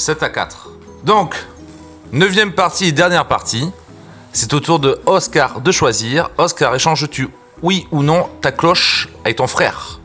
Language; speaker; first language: French; native; French